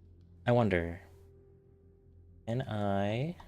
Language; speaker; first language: English; native; English